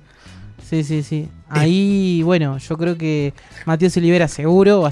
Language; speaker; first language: Spanish; native; Spanish